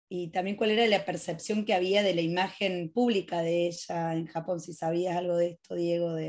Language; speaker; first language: Spanish; native; Spanish